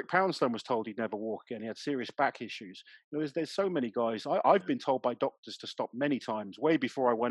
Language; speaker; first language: English; native; English